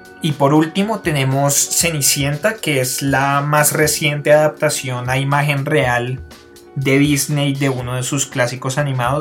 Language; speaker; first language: Spanish; native; Spanish